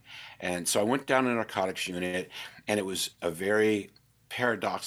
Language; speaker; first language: English; native; English